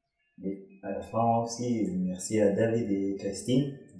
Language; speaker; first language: French; non-native, learner; Arabic